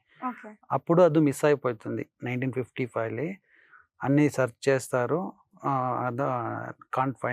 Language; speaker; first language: Telugu; non-native, learner; Kannada